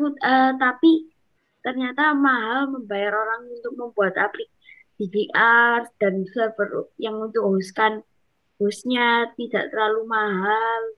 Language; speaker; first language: Indonesian; non-native, local second language; English